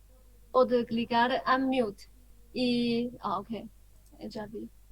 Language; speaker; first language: Portuguese; non-native, fluent; Chinese